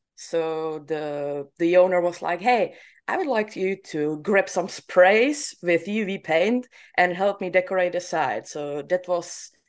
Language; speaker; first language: English; non-native, fluent; Czech